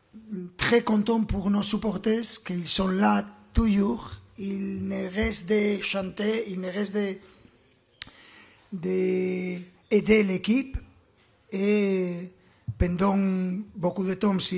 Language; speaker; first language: French; non-native, fluent; Spanish